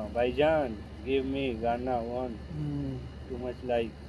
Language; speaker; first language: English; non-native, learner; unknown